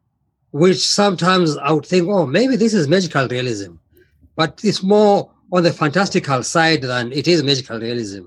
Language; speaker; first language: English; non-native, local second language; Xhosa